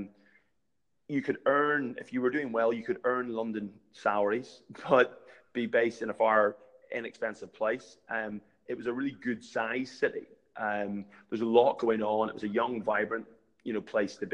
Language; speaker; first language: English; native; English